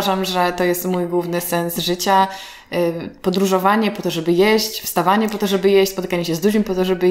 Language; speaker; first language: Polish; native; Polish